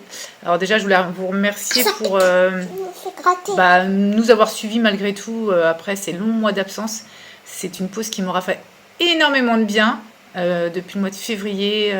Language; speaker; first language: French; native; French